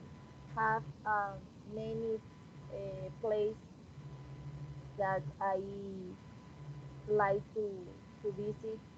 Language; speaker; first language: English; non-native, learner; Spanish